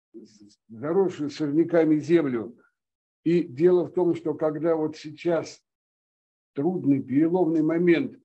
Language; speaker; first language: Russian; native; Russian